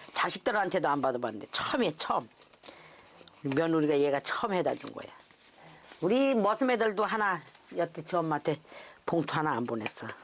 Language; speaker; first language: Korean; native; Korean